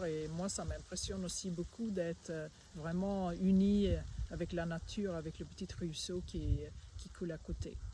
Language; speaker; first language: French; non-native, fluent; Swedish